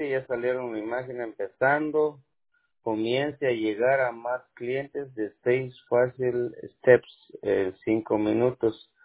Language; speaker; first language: Spanish; native; Spanish